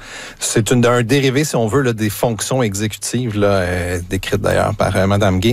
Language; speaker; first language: French; native; French